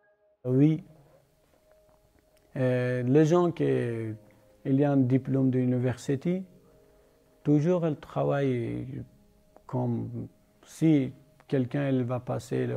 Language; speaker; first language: French; non-native, learner; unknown